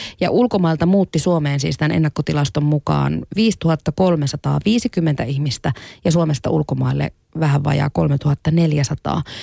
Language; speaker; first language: Finnish; native; Finnish